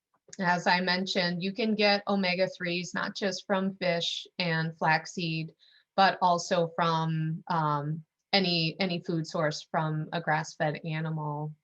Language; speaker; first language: English; native; English